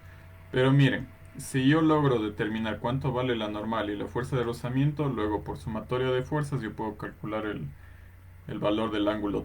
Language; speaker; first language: Spanish; native; Spanish